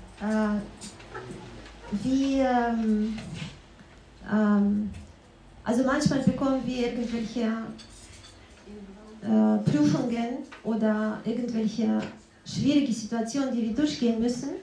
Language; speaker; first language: German; non-native, fluent; Russian